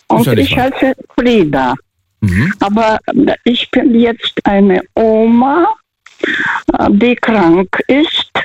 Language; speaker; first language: German; non-native, fluent; Russian